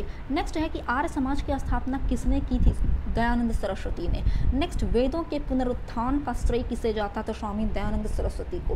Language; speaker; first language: Hindi; native; Hindi